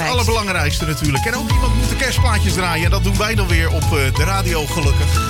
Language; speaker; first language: Dutch; native; Dutch